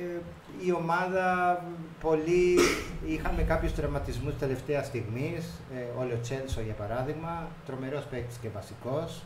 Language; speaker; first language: Greek; non-native, fluent; Spanish